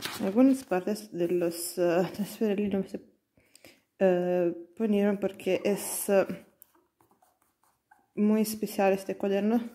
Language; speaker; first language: Spanish; non-native, learner; Italian